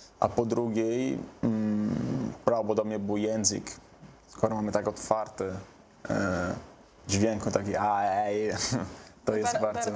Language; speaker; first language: Polish; non-native, learner; Italian